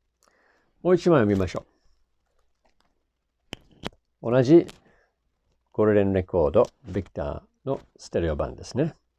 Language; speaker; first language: Japanese; non-native, fluent; English